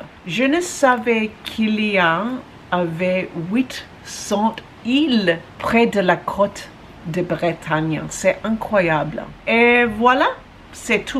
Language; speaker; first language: French; non-native, learner; English